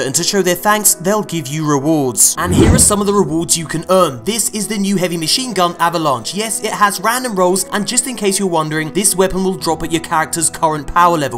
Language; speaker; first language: English; native; English